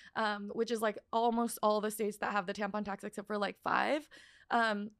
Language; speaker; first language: English; native; English